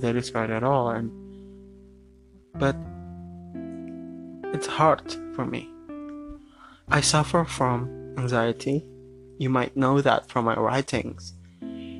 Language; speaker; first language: English; non-native, fluent; Indonesian